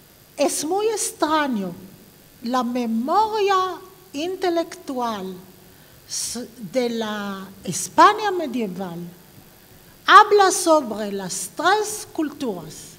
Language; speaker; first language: Spanish; non-native, fluent; Hebrew